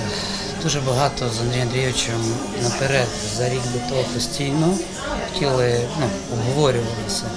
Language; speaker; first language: Ukrainian; native; Ukrainian